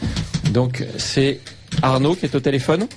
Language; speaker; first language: French; native; French